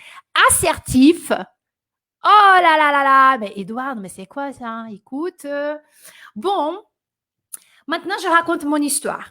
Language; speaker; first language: French; non-native, fluent; Portuguese